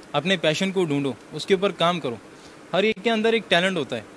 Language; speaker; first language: Hindi; native; Hindi